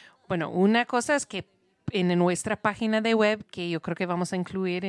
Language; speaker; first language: Spanish; non-native, learner; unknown